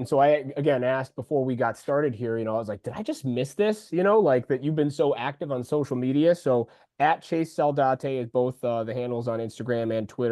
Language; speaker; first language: English; native; English